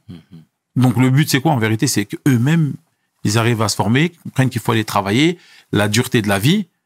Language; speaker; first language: French; early bilingual, other home language; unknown